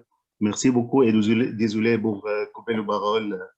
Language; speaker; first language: French; non-native, learner; Arabic